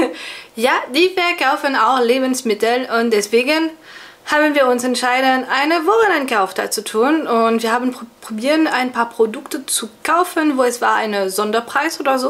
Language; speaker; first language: German; non-native, fluent; French